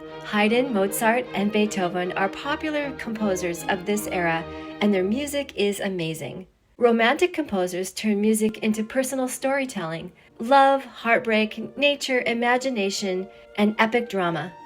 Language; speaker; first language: English; native; English